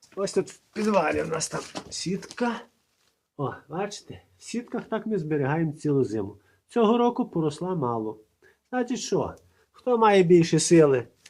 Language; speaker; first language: Ukrainian; native; Ukrainian